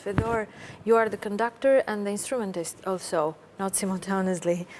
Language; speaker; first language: English; non-native, fluent; Albanian